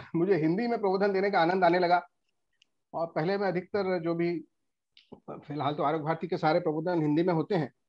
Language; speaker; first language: Hindi; non-native, local second language; Bangla